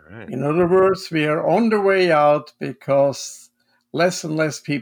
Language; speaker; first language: English; non-native, fluent; Swiss German